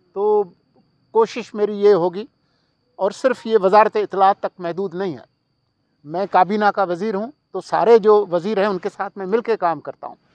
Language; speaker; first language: Urdu; non-native, local second language; Sindhi